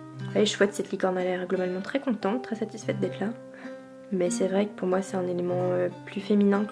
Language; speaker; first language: French; native; French